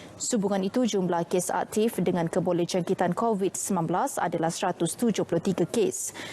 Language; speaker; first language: Malay; native; Malay